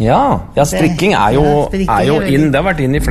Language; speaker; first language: Norwegian; native; Norwegian